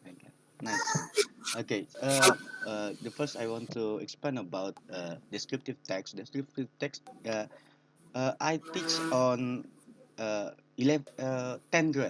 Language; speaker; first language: English; non-native, learner; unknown